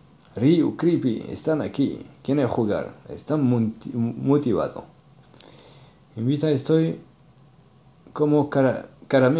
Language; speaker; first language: Spanish; non-native, learner; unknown